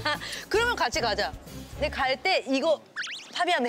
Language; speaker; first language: Korean; non-native, fluent; French